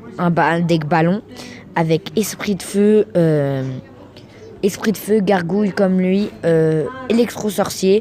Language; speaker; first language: French; native; French